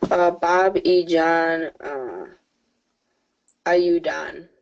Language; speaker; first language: Spanish; non-native, learner; English